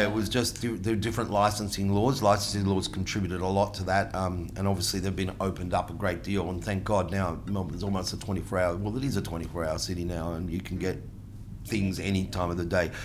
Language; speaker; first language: English; non-native, local second language; Italian